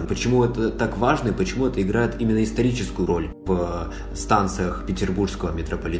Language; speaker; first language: Russian; native; Russian